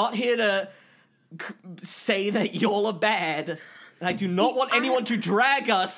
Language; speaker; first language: English; native; English